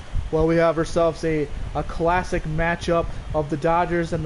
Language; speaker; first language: English; native; English